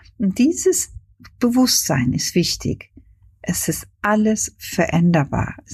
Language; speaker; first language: German; non-native, fluent; Hungarian